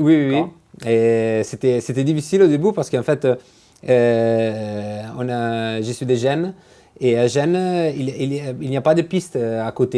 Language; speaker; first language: French; non-native, fluent; Italian